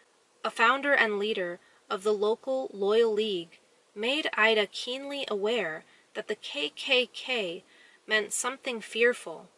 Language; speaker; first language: English; native; English